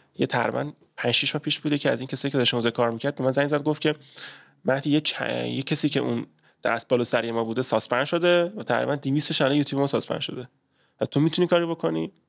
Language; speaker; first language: Persian; native; Persian